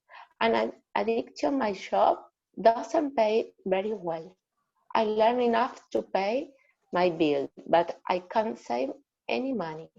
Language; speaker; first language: English; non-native, learner; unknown